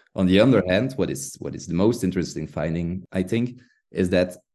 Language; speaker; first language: English; non-native, fluent; Dutch